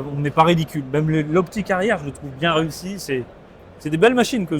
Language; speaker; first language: French; native; French